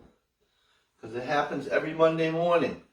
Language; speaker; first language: English; native; English